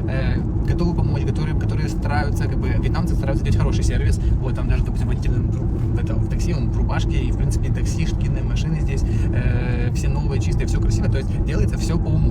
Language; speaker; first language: Russian; native; Russian